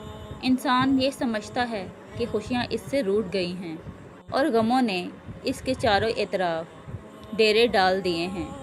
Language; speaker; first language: Urdu; native; Urdu